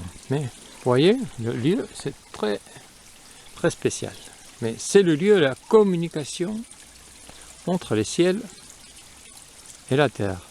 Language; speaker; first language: French; non-native, fluent; Spanish